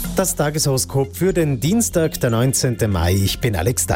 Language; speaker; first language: German; native; German